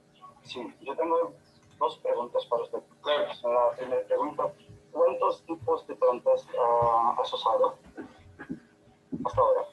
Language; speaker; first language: Spanish; non-native, fluent; Portuguese